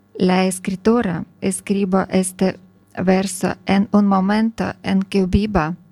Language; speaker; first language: Spanish; non-native, learner; Ukrainian